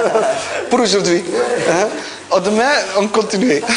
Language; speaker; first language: French; non-native, learner; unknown